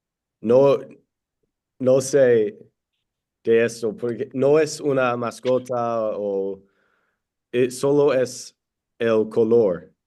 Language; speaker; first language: Spanish; non-native, learner; English